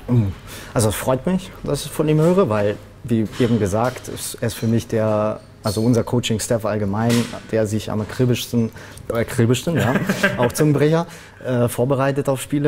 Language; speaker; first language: German; native; German